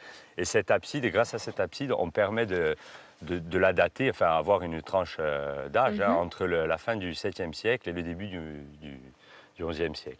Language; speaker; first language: French; native; French